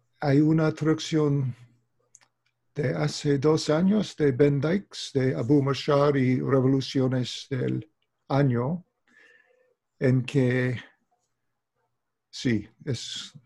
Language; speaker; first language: Spanish; non-native, fluent; English